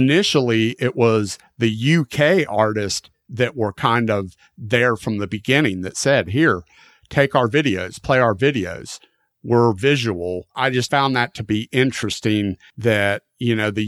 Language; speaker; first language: English; native; English